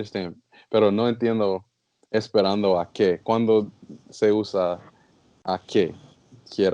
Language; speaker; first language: Spanish; non-native, learner; English